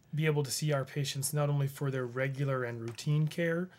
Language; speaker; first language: English; native; English